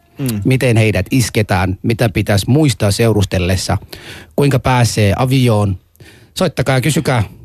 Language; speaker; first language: Finnish; early bilingual, other home language; Somali